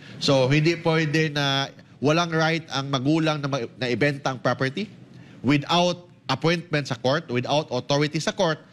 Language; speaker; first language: Filipino; native; Filipino